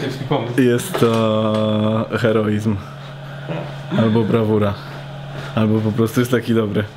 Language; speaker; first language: Polish; native; Polish